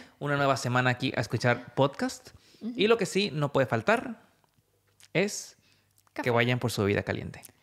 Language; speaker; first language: Spanish; native; Spanish